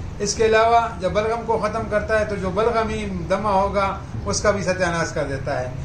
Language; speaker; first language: Urdu; non-native, local second language; Pashto